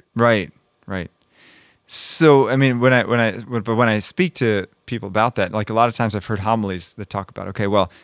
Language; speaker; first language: English; native; English